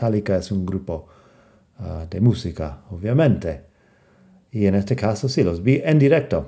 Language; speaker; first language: Spanish; non-native, fluent; English